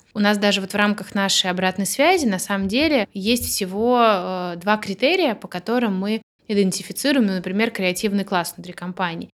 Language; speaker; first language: Russian; native; Russian